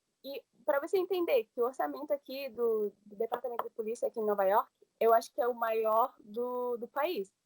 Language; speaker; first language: Portuguese; early bilingual, heritage; English